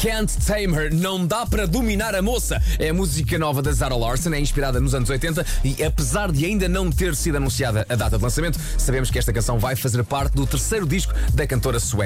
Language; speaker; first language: Portuguese; native; Portuguese